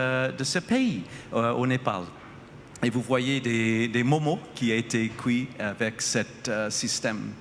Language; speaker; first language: French; non-native, fluent; English